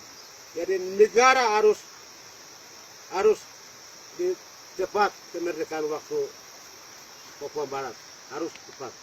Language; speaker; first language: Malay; non-native, local second language; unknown